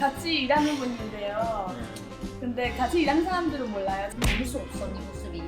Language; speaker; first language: Korean; non-native, fluent; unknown